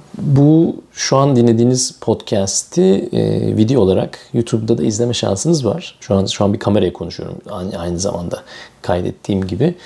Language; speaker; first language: Turkish; native; Turkish